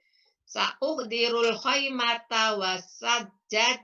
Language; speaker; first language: Arabic; non-native, learner; Indonesian